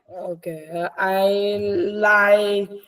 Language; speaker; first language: English; non-native, learner; Vietnamese